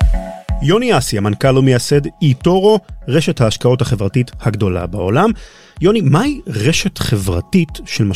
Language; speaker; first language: Hebrew; native; Hebrew